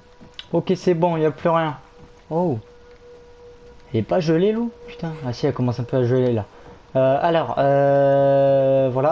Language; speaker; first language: French; native; French